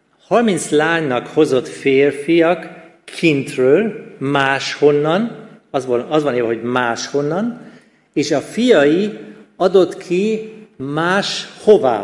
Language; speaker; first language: Hungarian; non-native, fluent; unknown